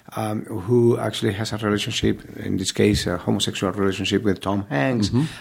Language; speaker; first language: English; non-native, fluent; Spanish